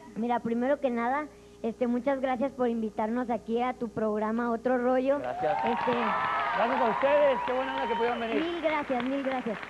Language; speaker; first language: Spanish; native; Spanish